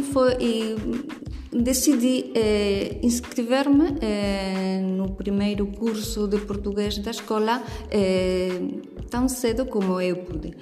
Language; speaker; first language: Portuguese; non-native, fluent; Spanish